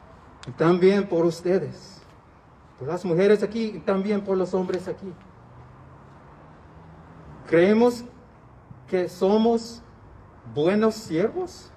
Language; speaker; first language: Spanish; non-native, learner; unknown